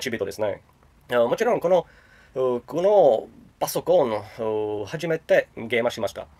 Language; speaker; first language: Japanese; non-native, learner; Czech